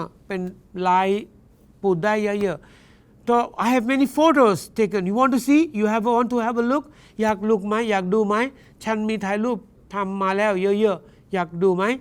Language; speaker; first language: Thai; non-native, learner; English